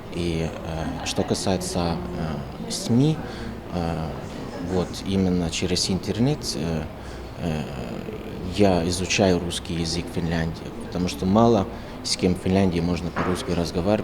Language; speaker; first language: Russian; non-native, fluent; Finnish